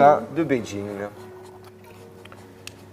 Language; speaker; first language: French; native; French